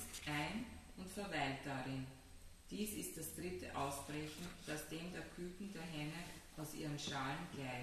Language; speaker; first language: German; native; German